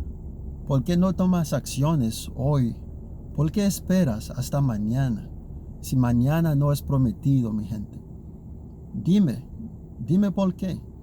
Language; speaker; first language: Spanish; non-native, learner; Haitian Creole